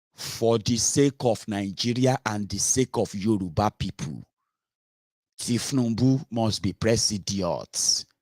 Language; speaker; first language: English; non-native, local second language; Yoruba